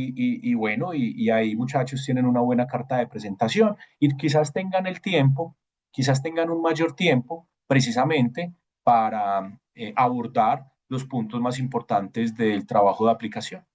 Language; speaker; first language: Spanish; native; Spanish